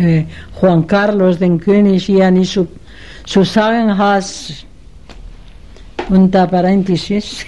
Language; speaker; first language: German; non-native, fluent; Spanish